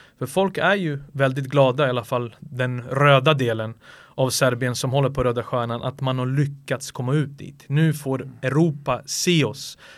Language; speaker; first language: Swedish; early bilingual, other home language; Serbian